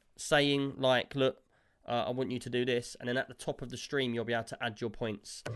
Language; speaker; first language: English; native; English